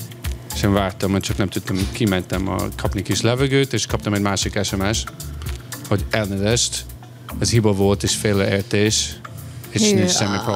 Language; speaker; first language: Hungarian; non-native, fluent; English